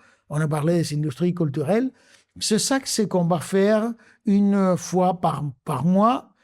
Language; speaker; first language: French; non-native, fluent; Spanish